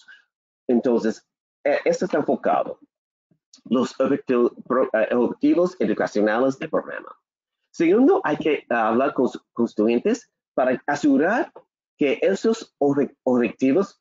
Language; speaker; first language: Spanish; non-native, learner; English